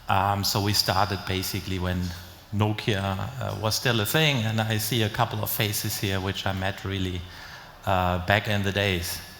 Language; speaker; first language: English; non-native, fluent; German